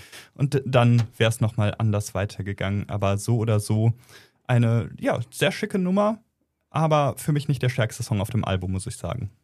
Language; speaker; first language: German; native; German